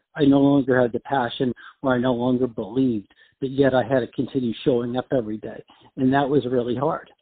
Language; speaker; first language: English; native; English